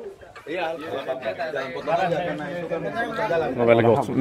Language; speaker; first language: Swedish; native; Swedish